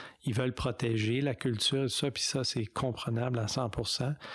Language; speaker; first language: French; non-native, local second language; English